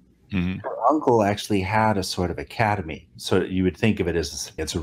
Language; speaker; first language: English; native; English